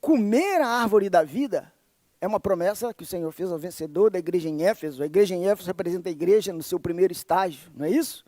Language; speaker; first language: Portuguese; native; Portuguese